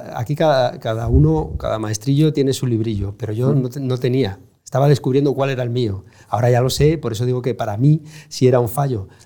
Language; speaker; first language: Spanish; native; Spanish